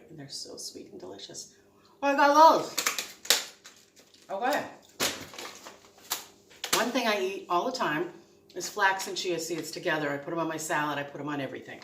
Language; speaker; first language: English; native; English